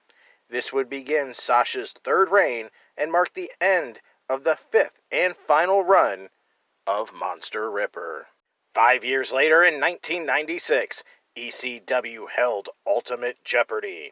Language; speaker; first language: English; native; English